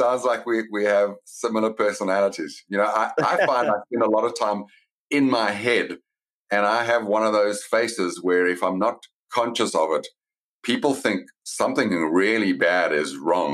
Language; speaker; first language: English; native; English